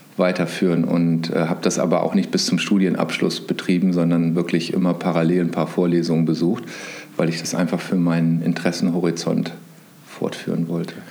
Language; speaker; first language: German; native; German